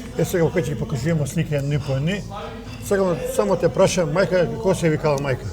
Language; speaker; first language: Macedonian; native; Macedonian